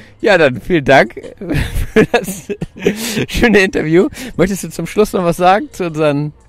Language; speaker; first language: German; native; German